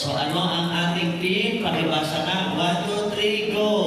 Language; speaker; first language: Filipino; native; Filipino